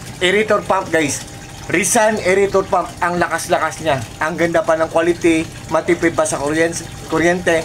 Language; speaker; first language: Filipino; non-native, local second language; Cebuano